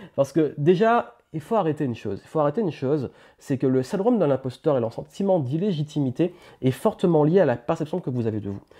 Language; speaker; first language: French; native; French